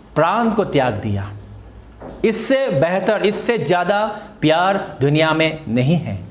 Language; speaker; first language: Hindi; non-native, local second language; Assamese